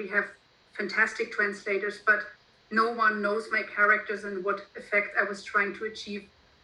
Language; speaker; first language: English; non-native, fluent; German